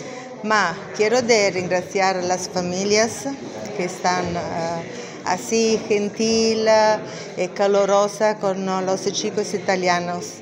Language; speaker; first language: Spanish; non-native, learner; Italian